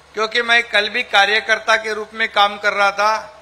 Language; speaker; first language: Hindi; non-native, local second language; Marathi